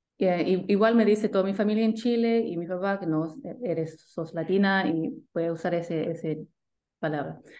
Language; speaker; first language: Spanish; early bilingual, heritage; Spanish